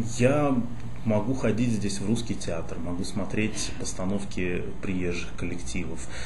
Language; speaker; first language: Russian; native; Russian